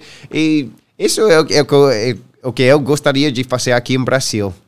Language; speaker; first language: Portuguese; non-native, learner; English